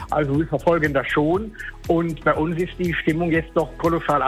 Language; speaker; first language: German; native; German